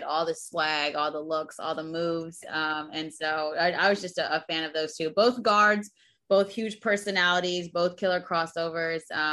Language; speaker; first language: English; native; English